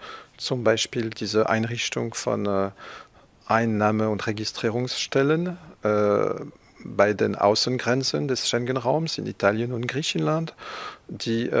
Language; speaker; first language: German; non-native, fluent; French